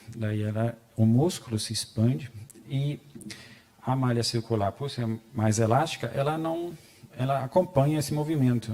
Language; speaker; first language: Portuguese; non-native, fluent; German